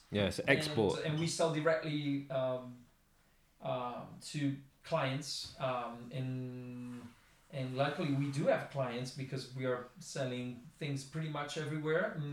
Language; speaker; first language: English; non-native, fluent; Italian